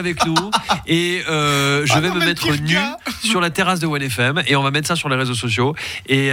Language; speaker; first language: French; native; French